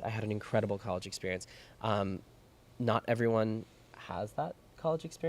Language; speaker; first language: English; native; English